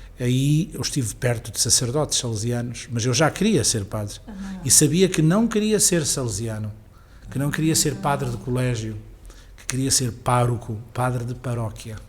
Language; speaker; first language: Portuguese; native; Portuguese